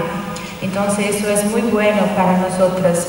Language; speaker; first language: Spanish; non-native, learner; Portuguese